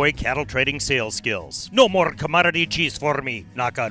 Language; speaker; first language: English; native; English